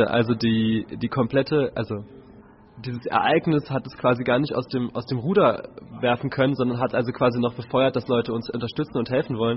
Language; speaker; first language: German; native; German